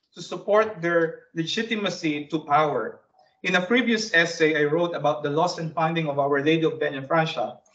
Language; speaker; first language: English; non-native, local second language; Bikol